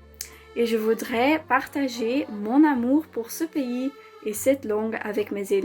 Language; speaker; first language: French; non-native, fluent; Dutch